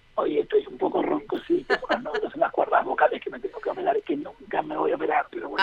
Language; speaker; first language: Spanish; native; Spanish